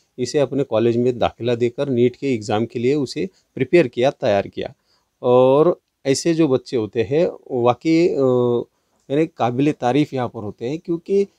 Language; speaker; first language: Hindi; non-native, local second language; Marathi